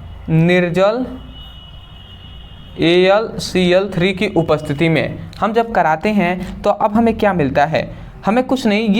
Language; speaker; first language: Hindi; native; Hindi